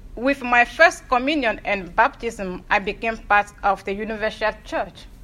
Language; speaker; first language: English; non-native, fluent; Ewe